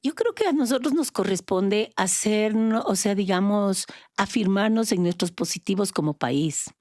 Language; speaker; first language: Spanish; native; Spanish